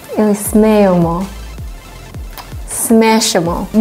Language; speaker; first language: Serbian; non-native, learner; English